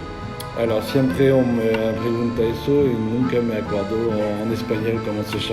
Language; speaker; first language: Spanish; non-native, learner; French